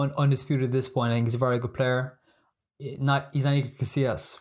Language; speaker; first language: English; native; English